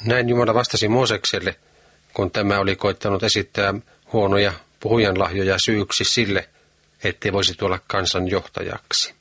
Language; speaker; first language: Finnish; native; Finnish